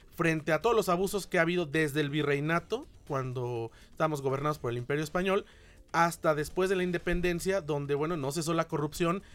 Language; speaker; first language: Spanish; native; Spanish